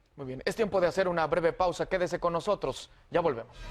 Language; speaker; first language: Spanish; native; Spanish